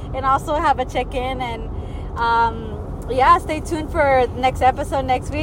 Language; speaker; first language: English; early bilingual, other home language; Spanish